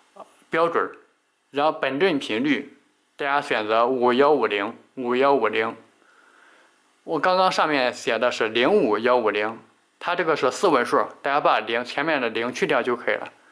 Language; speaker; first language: Chinese; native; Chinese